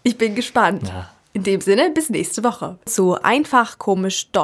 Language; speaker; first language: German; native; German